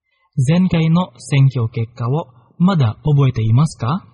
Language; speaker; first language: Japanese; non-native, fluent; Indonesian